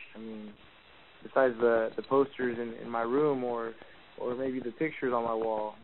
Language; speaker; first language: English; early bilingual, other home language; Spanish